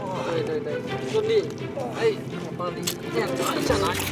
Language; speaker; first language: Chinese; non-native, local second language; Cantonese